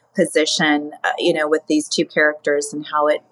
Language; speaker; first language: English; native; English